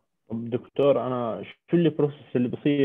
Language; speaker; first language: Arabic; native; Arabic